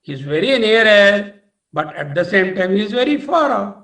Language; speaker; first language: English; non-native, local second language; Telugu